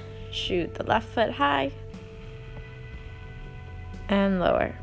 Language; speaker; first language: English; native; English